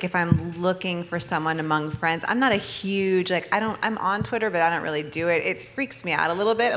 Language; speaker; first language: English; native; English